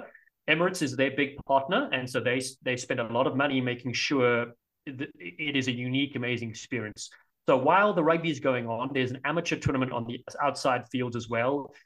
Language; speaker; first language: English; native; English